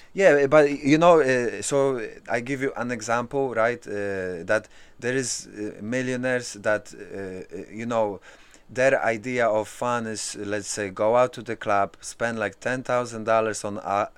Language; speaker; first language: English; early bilingual, other home language; Polish